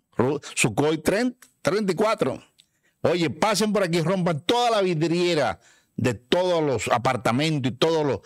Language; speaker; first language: Spanish; native; Spanish